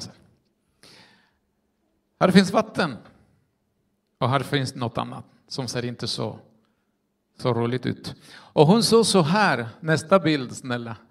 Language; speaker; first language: Swedish; non-native, fluent; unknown